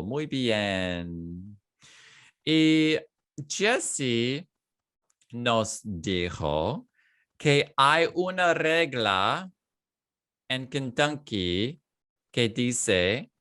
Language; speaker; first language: Spanish; non-native, learner; English